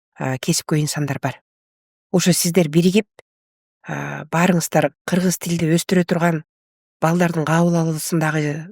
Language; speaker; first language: Kyrgyz; non-native, local second language; Russian